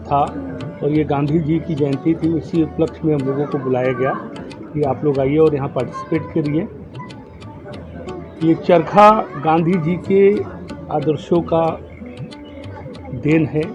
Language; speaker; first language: Hindi; native; Hindi